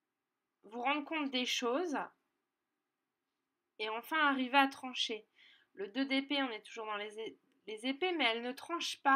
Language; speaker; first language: French; native; French